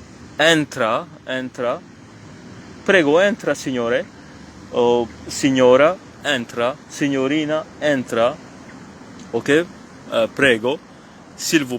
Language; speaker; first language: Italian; non-native, fluent; French